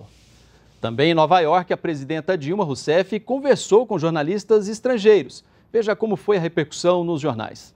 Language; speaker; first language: Portuguese; native; Portuguese